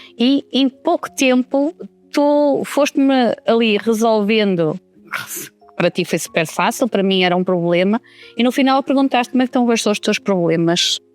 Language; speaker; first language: Portuguese; native; Portuguese